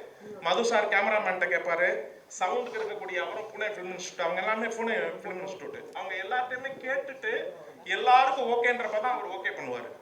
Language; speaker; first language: Tamil; native; Tamil